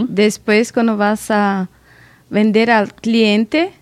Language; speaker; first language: Spanish; non-native, learner; Portuguese